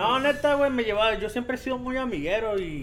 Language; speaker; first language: Spanish; native; Spanish